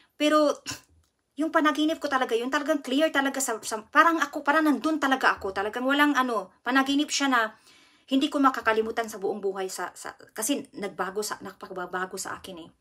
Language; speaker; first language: Filipino; non-native, local second language; Cebuano